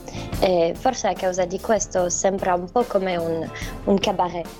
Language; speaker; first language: Italian; non-native, fluent; French